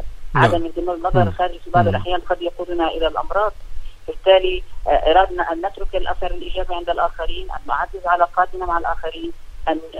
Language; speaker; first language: Arabic; native; Arabic